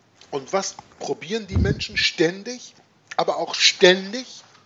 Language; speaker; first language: German; native; German